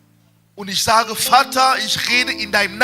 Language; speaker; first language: German; non-native, fluent; French